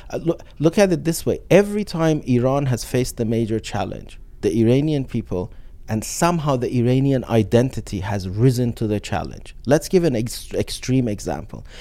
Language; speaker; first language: English; non-native, fluent; Persian